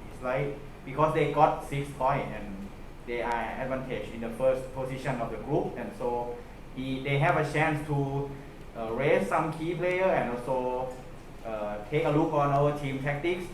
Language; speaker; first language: English; non-native, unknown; Thai